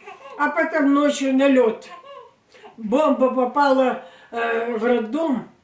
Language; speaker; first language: Russian; native; Russian